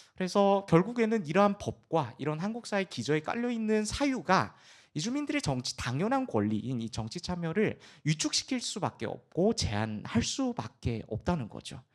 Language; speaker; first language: Korean; early bilingual, heritage; Korean